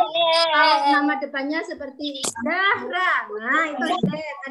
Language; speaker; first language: Indonesian; native; Indonesian